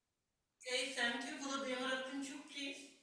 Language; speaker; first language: English; non-native, learner; Ukrainian